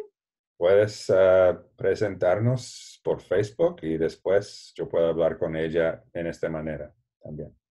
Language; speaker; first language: Spanish; non-native, learner; English